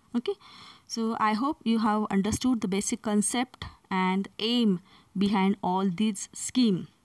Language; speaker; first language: English; non-native, local second language; Marathi